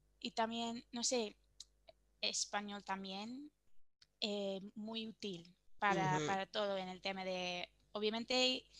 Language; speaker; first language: Spanish; non-native, learner; English